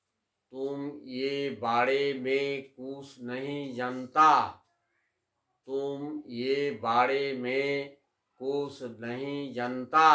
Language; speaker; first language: Hindi; non-native, local second language; Bangla